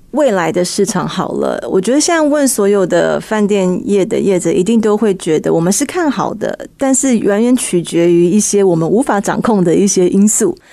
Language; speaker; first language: Chinese; early bilingual, heritage; Chinese